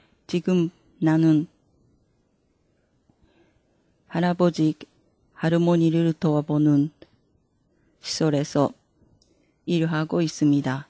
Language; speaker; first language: Korean; non-native, fluent; Japanese